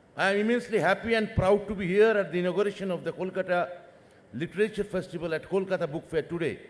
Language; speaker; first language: English; non-native, local second language; Bangla